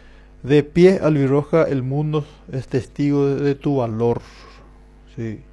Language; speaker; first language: Spanish; native; Spanish